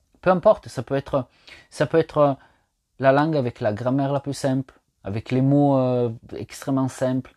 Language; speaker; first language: French; non-native, fluent; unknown